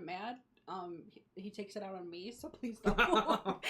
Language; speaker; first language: English; native; English